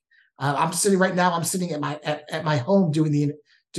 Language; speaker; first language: English; native; English